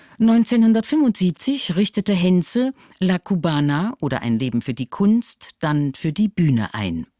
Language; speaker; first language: German; native; German